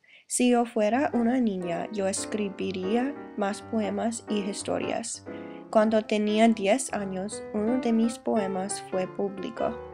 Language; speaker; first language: Spanish; non-native, learner; English